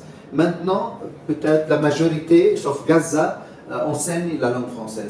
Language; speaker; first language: French; non-native, fluent; Arabic